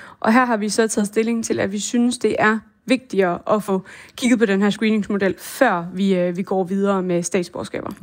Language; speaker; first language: Danish; native; Danish